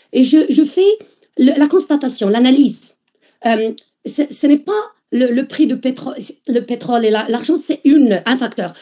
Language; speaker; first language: French; non-native, local second language; Arabic